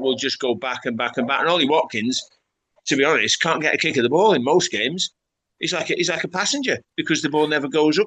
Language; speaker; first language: English; native; English